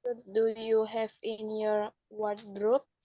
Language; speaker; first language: English; non-native, learner; Indonesian